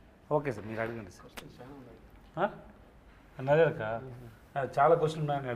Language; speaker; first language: Telugu; non-native, learner; Tamil